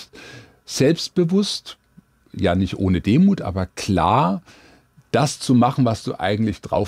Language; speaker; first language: German; native; German